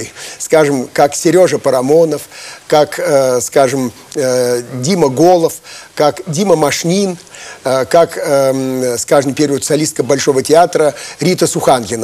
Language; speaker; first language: Russian; native; Russian